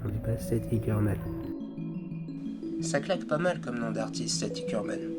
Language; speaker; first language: French; native; French